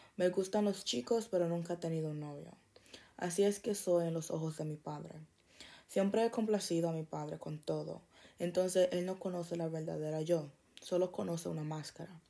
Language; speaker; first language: Spanish; early bilingual, heritage; Spanish